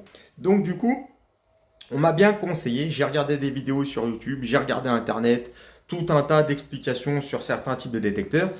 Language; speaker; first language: French; native; French